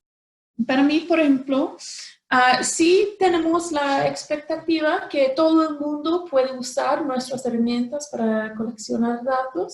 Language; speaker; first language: Spanish; non-native, fluent; English